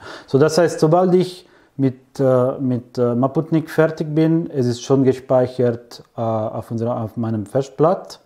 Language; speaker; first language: German; non-native, fluent; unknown